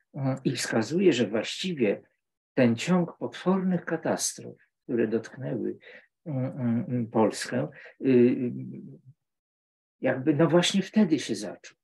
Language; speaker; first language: Polish; native; Polish